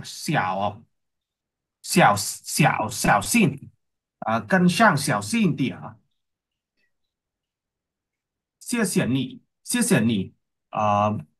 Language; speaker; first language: Chinese; non-native, learner; Vietnamese